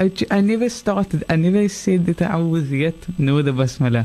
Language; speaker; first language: English; native; English